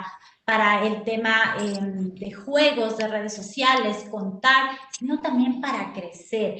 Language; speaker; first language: Spanish; native; Spanish